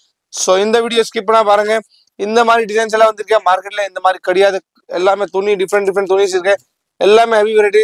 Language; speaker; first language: Tamil; non-native, local second language; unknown